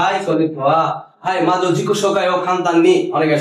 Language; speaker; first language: Japanese; non-native, fluent; Bangla